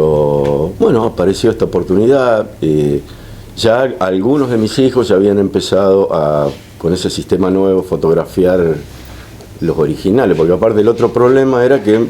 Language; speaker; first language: Spanish; native; Spanish